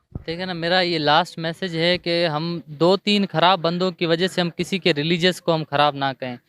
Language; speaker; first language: Urdu; non-native, local second language; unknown